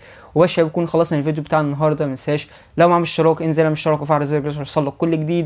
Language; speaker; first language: Arabic; native; Arabic